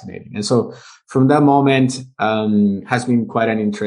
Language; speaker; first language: English; non-native, fluent; Spanish